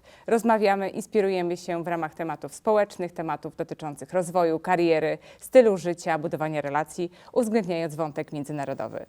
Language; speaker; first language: Polish; native; Polish